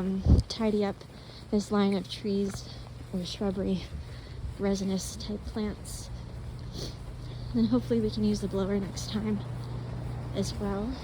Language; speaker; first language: English; native; English